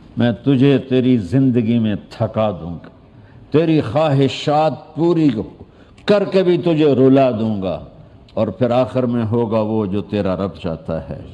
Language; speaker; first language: Urdu; non-native, local second language; Punjabi